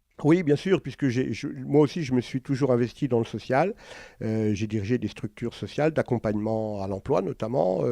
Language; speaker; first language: French; native; French